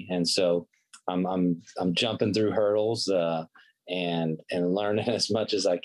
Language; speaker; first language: English; native; English